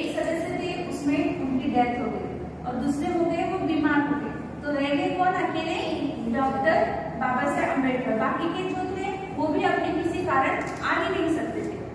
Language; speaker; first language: Hindi; non-native, local second language; Marathi